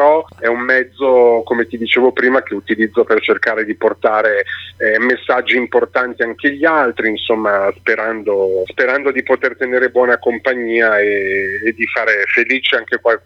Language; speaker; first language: Italian; native; Italian